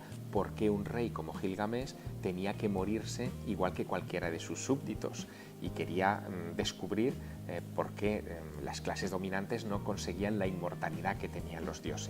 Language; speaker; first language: Spanish; native; Spanish